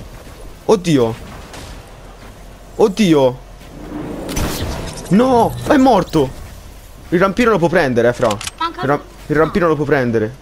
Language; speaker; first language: Italian; native; Italian